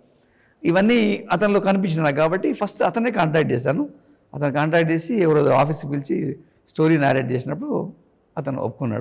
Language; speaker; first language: Telugu; native; Telugu